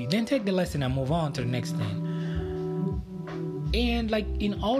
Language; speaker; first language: English; non-native, local second language; Yoruba